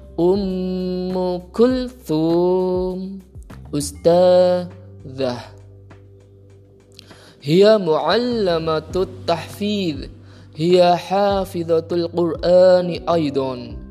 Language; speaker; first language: Arabic; non-native, learner; Indonesian